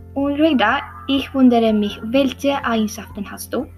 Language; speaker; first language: German; non-native, learner; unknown